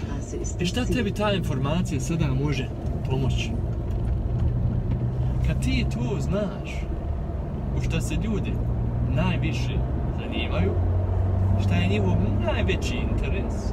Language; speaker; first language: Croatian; early bilingual, heritage; Croatian